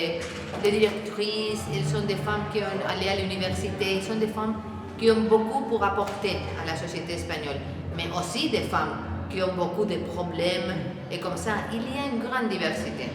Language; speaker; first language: French; non-native, learner; Spanish